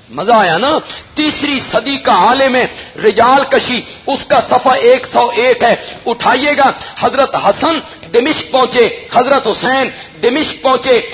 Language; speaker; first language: Urdu; non-native, local second language; Punjabi